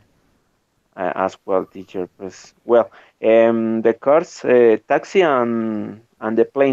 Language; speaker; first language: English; non-native, learner; Spanish